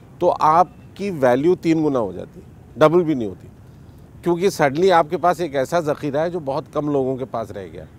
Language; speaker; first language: Hindi; native; Hindi